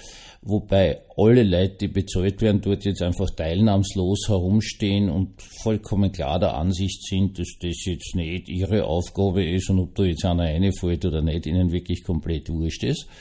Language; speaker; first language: German; native; German